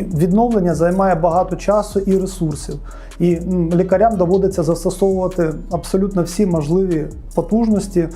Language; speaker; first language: Ukrainian; non-native, local second language; Russian